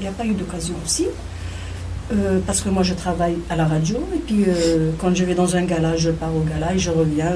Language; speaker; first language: French; non-native, local second language; Kabyle